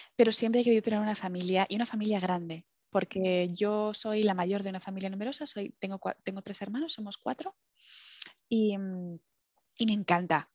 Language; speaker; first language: Spanish; native; Spanish